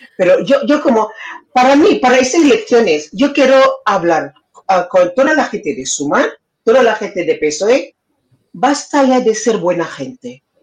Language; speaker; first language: Spanish; non-native, fluent; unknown